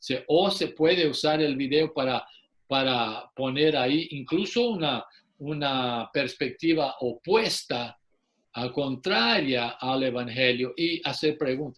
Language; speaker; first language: Spanish; non-native, fluent; English